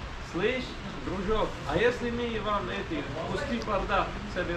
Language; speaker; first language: Russian; non-native, learner; Turkish